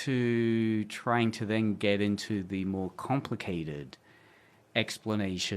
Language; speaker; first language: English; native; English